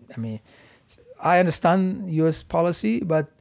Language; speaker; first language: English; non-native, fluent; Persian